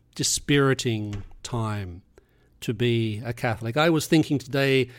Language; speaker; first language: English; native; English